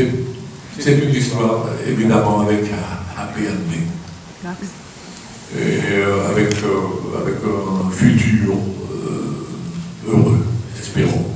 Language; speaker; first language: French; non-native, fluent; Swedish